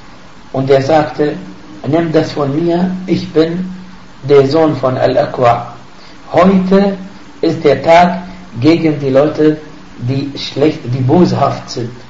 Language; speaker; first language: German; non-native, fluent; Arabic